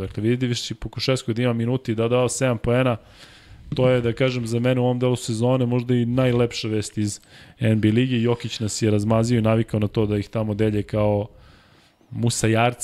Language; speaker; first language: Serbian; native; Serbian